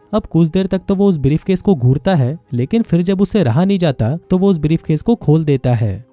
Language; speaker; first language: Hindi; native; Hindi